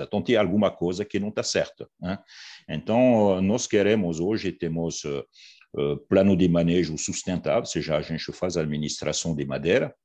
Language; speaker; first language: Portuguese; non-native, fluent; French